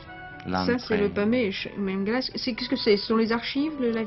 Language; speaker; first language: French; native; French